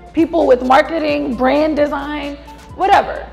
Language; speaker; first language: English; native; English